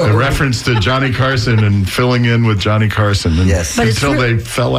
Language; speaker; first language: English; native; English